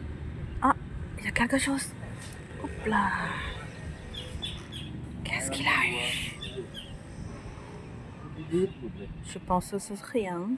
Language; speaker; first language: French; non-native, fluent; Thai